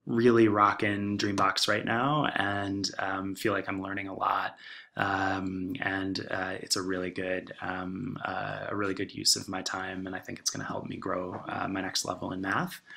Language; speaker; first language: English; native; English